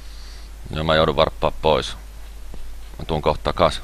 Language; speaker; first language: Finnish; native; Finnish